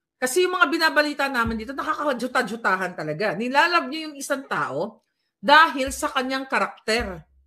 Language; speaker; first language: Filipino; non-native, local second language; Hiligaynon